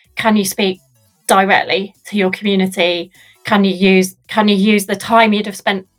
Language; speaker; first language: English; native; English